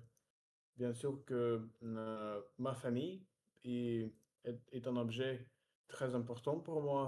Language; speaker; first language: French; non-native, learner; Russian